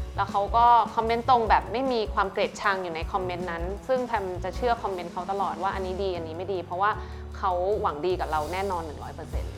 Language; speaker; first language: Thai; early bilingual, other home language; Chinese